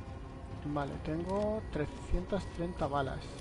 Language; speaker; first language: Spanish; native; Spanish